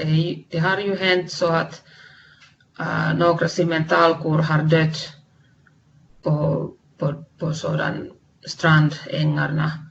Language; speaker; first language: Swedish; non-native, fluent; Finnish